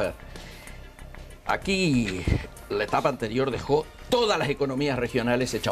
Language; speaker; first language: Spanish; native; Spanish